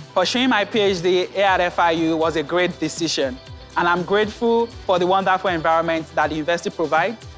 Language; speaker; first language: English; non-native, local second language; Yoruba